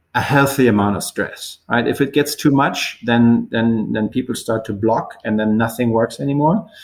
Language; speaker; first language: English; non-native, fluent; German